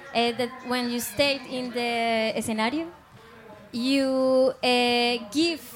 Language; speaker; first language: English; non-native, learner; Spanish